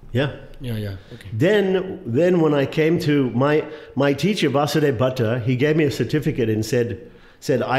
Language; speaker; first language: English; native; English